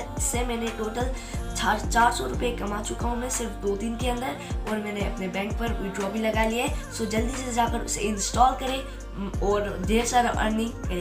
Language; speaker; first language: Hindi; non-native, local second language; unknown